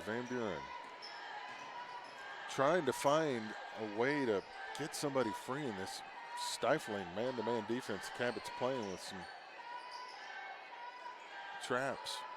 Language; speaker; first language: English; native; English